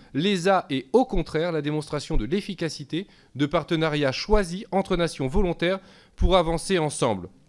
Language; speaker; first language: French; native; French